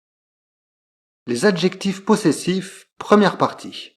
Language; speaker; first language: French; native; French